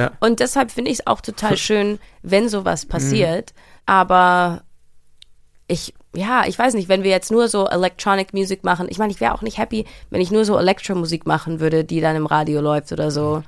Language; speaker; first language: German; early bilingual, heritage; German